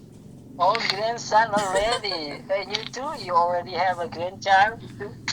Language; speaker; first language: English; non-native, learner; Indonesian